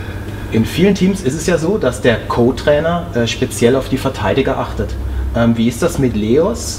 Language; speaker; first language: German; native; German